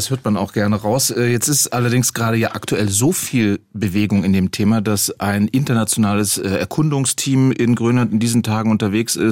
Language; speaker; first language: German; native; German